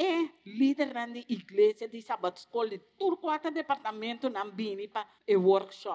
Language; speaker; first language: Portuguese; non-native, learner; Papiamento